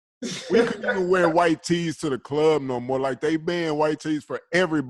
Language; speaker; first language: English; native; English